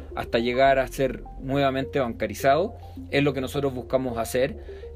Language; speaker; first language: Spanish; native; Spanish